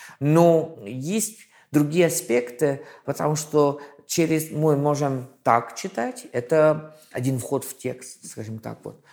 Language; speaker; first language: Russian; non-native, fluent; French